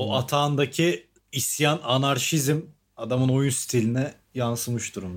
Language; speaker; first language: Turkish; native; Turkish